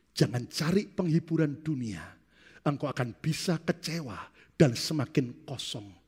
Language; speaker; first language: Indonesian; native; Indonesian